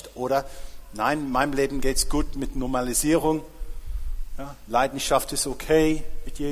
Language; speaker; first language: German; non-native, fluent; English